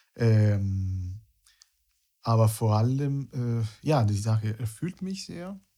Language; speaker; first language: German; non-native, fluent; Italian